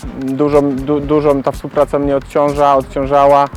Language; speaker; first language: Polish; native; Polish